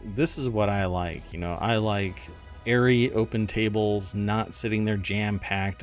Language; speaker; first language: English; non-native, fluent; German